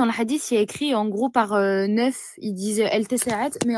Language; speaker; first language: French; native; French